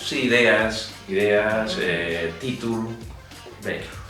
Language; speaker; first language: Catalan; non-native, local second language; Spanish